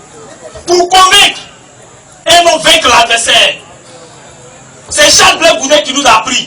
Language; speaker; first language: French; non-native, local second language; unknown